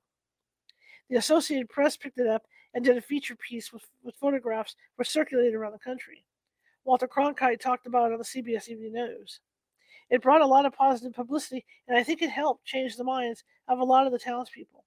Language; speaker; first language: English; native; English